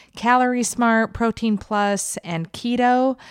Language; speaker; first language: English; early bilingual, other home language; Persian